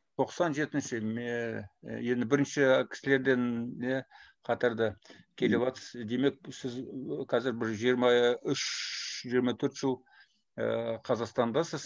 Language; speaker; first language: Kazakh; non-native, fluent; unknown